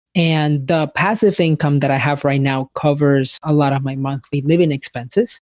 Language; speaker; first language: English; early bilingual, other home language; Spanish